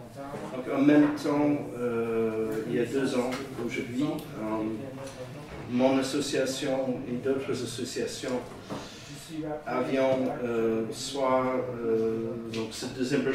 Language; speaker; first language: French; native; French